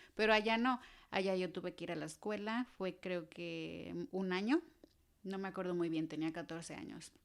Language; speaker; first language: Spanish; native; Spanish